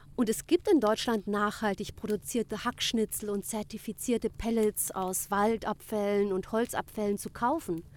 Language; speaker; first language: German; native; German